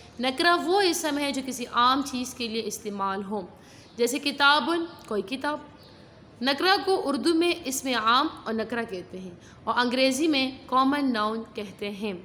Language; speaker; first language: Urdu; non-native, local second language; Pashto